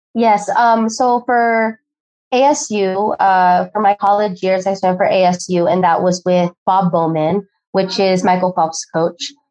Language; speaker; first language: English; early bilingual, other home language; Filipino